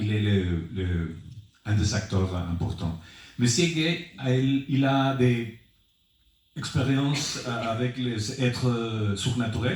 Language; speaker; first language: French; non-native, fluent; Spanish